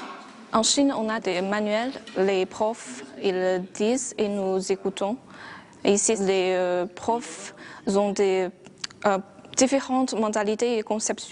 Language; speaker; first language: French; non-native, fluent; Chinese